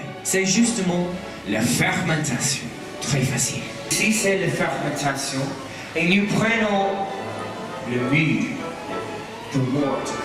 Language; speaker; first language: French; non-native, learner; English